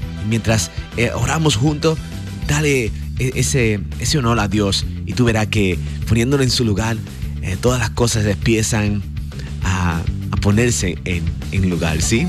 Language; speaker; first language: Spanish; early bilingual, heritage; Spanish